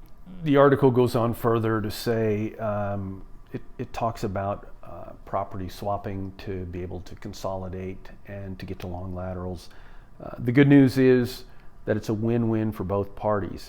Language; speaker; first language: English; native; English